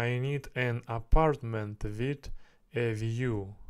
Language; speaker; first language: English; non-native, learner; Russian